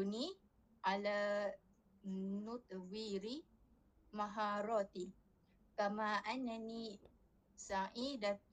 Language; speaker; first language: Arabic; non-native, learner; Malay